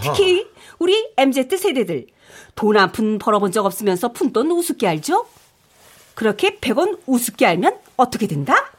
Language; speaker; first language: Korean; native; Korean